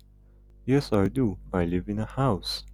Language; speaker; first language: English; non-native, learner; Persian